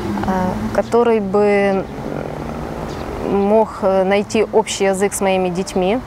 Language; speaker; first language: Russian; native; Russian